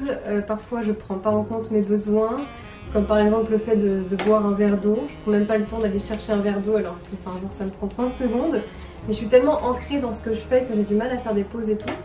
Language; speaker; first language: French; native; French